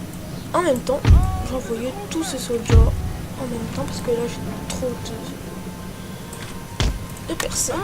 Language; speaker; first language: French; native; French